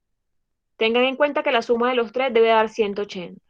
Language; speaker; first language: Spanish; native; Spanish